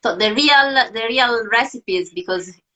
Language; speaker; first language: English; non-native, fluent; Italian